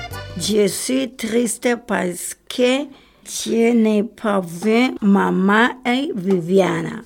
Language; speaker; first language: French; non-native, learner; Spanish